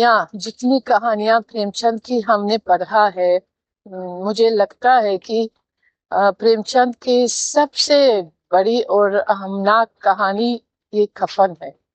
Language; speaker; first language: Hindi; non-native, fluent; Tajik